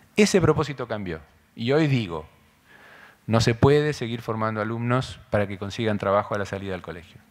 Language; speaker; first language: Spanish; native; Spanish